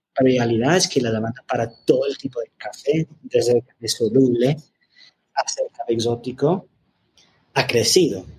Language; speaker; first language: Spanish; non-native, fluent; English